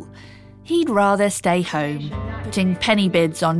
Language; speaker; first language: English; native; English